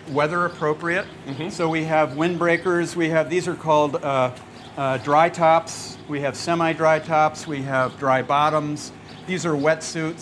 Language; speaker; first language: English; native; English